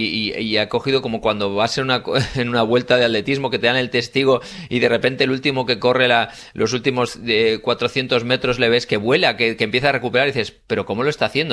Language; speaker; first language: Spanish; native; Spanish